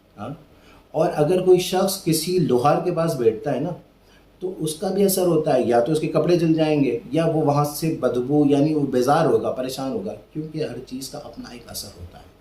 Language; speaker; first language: Urdu; non-native, local second language; Sindhi